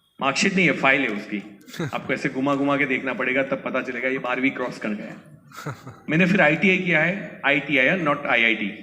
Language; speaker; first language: Hindi; non-native, local second language; Gujarati